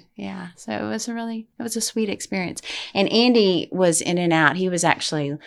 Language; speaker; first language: English; native; English